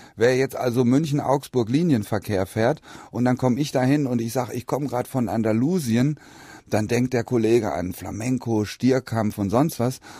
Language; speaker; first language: German; native; German